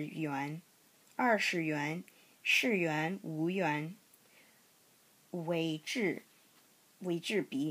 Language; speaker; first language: Chinese; non-native, learner; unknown